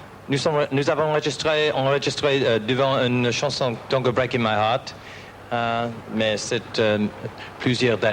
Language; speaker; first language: French; non-native, learner; English